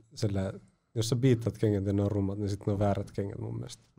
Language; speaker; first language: Finnish; native; Finnish